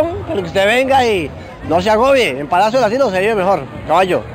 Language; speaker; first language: Spanish; native; Spanish